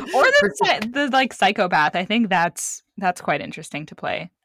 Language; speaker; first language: English; early bilingual, other home language; Arabic